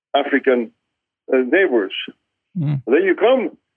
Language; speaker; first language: English; non-native, fluent; Spanish